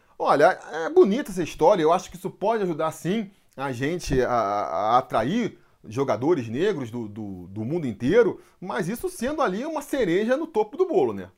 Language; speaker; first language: Portuguese; native; Portuguese